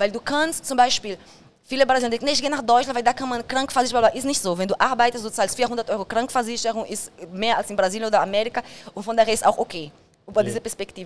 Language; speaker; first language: German; non-native, fluent; Portuguese